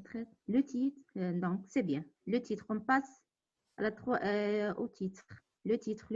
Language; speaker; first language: French; non-native, local second language; Arabic